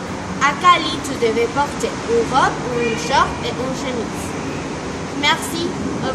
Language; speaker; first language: French; non-native, learner; Spanish